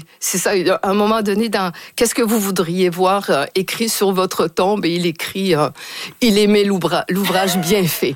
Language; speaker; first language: French; native; French